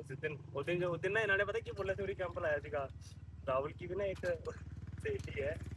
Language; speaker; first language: Hindi; non-native, local second language; Punjabi